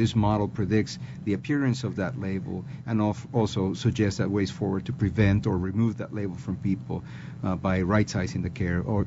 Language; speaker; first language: English; non-native, fluent; Spanish